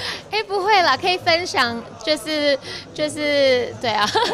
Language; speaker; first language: Chinese; non-native, fluent; English